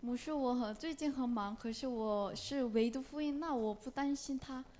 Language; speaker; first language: Chinese; non-native, learner; Korean